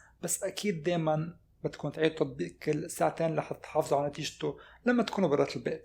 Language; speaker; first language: Arabic; native; Arabic